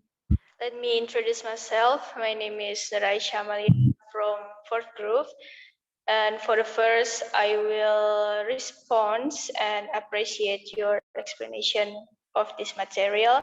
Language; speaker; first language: English; non-native, learner; Indonesian